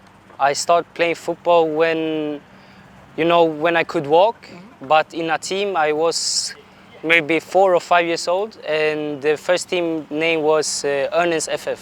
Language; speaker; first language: English; non-native, fluent; Swedish